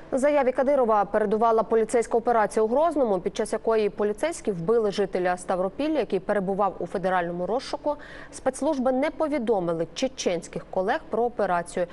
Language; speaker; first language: Ukrainian; native; Ukrainian